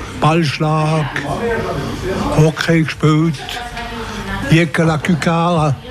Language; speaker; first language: German; non-native, local second language; French